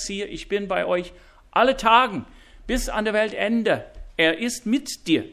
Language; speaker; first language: German; non-native, fluent; English